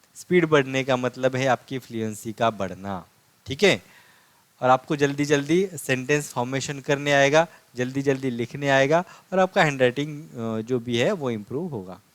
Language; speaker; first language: Hindi; non-native, local second language; Marathi